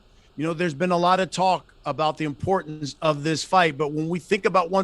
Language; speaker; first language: English; native; English